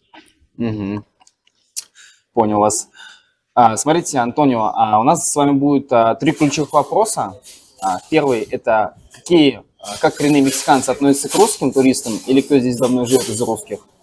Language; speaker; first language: Russian; native; Russian